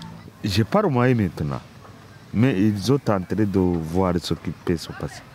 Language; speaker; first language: French; non-native, local second language; Kinyarwanda